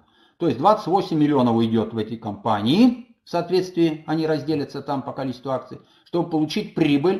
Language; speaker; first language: Russian; native; Russian